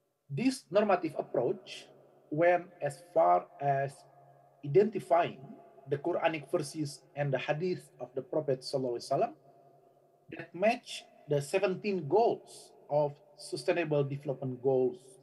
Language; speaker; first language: English; non-native, fluent; Indonesian